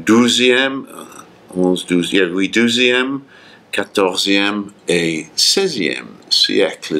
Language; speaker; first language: French; non-native, fluent; English